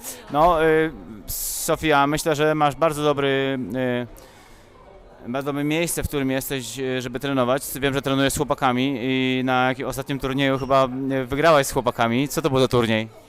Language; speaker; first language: Polish; native; Polish